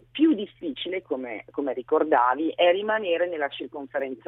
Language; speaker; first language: Italian; native; Italian